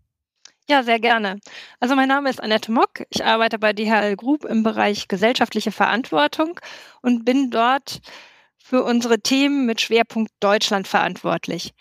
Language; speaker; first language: German; native; German